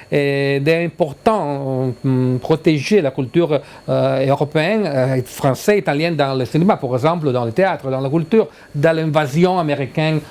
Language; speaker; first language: French; non-native, learner; Italian